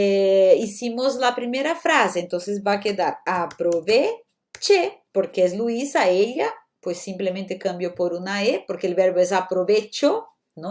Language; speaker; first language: Spanish; non-native, fluent; Portuguese